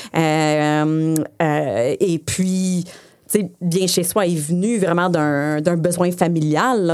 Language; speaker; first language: French; non-native, local second language; English